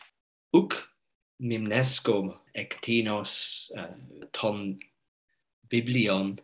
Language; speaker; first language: Greek; non-native, fluent; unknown